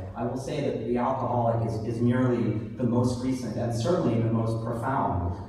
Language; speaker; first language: English; native; English